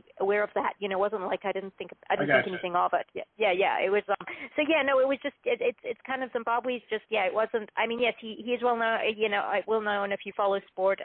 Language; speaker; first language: English; native; English